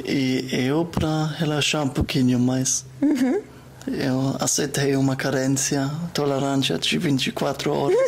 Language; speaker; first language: Portuguese; non-native, learner; German